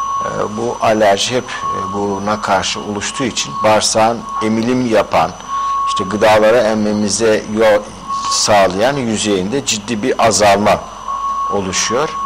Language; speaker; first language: Turkish; native; Turkish